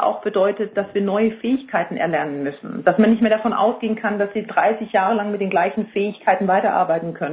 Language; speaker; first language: German; native; German